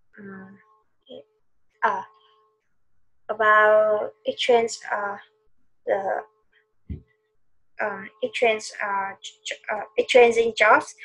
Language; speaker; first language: English; non-native, learner; Vietnamese